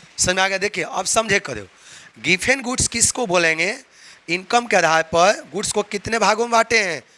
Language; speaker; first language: Hindi; native; Hindi